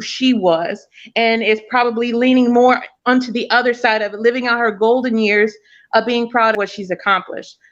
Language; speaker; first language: English; native; English